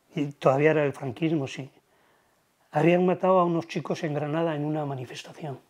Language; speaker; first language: Spanish; native; Spanish